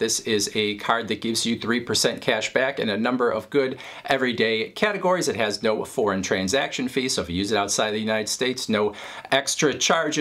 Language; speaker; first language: English; native; English